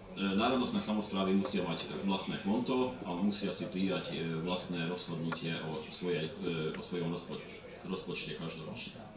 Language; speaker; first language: Slovak; early bilingual, heritage; Slovak